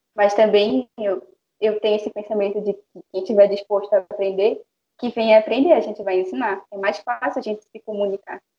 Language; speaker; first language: Portuguese; non-native, local second language; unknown